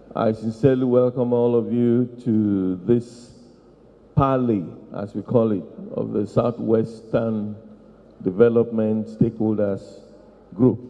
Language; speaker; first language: English; non-native, local second language; Yoruba